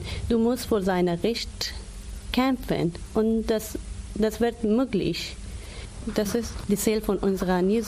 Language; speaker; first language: German; non-native, learner; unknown